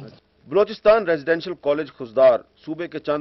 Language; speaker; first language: Urdu; native; Urdu